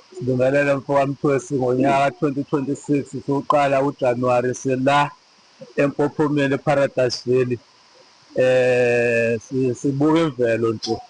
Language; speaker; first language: Zulu; native; Zulu